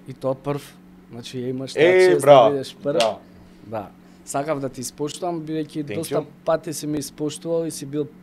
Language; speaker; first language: Macedonian; native; Macedonian